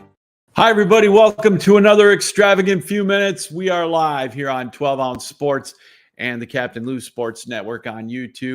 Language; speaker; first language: English; native; English